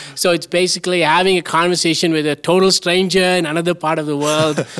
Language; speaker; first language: English; non-native, local second language; Tamil